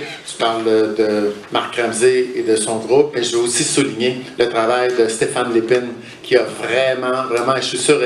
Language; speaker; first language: French; native; French